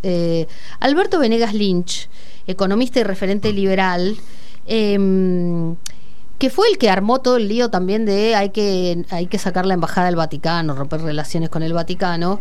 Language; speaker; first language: Spanish; native; Spanish